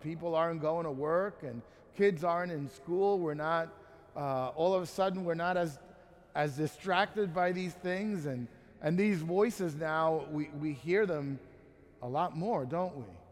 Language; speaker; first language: English; native; English